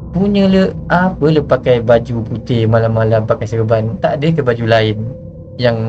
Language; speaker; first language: Malay; native; Malay